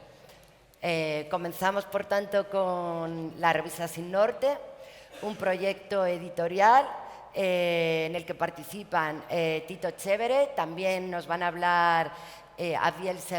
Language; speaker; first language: Spanish; native; Spanish